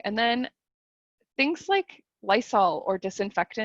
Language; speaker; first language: English; native; English